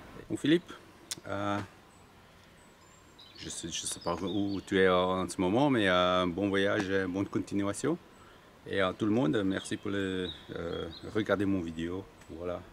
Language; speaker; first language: French; non-native, learner; English